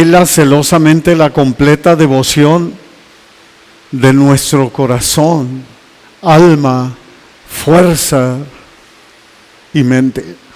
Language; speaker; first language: Spanish; native; Spanish